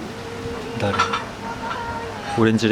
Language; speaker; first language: Japanese; non-native, fluent; Korean